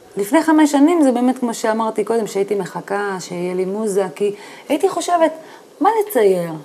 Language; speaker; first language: Hebrew; native; Hebrew